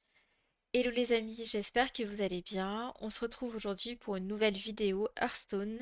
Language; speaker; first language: French; native; French